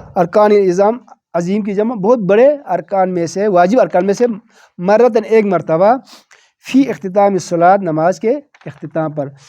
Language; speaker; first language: Urdu; non-native, local second language; Balti